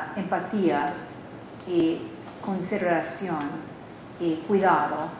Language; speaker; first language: Spanish; non-native, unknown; English